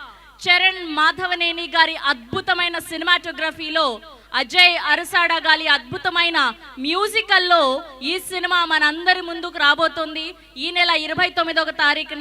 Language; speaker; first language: Telugu; native; Telugu